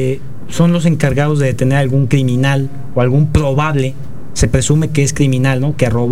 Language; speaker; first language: Spanish; native; Spanish